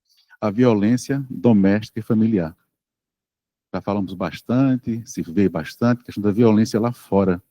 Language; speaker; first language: Portuguese; native; Portuguese